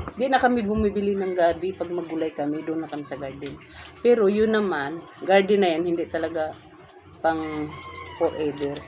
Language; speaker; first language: Filipino; non-native, local second language; Cebuano